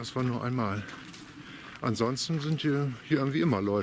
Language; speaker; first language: German; native; German